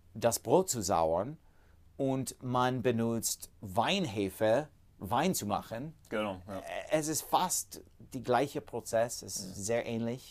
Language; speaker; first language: German; non-native, fluent; English